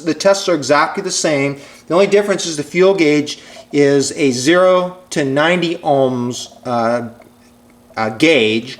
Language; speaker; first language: English; native; English